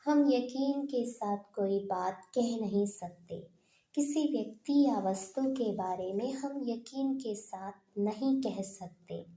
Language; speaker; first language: Hindi; non-native, local second language; Malayalam